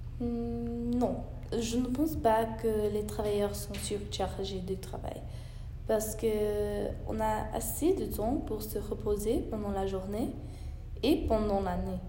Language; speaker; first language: French; non-native, learner; English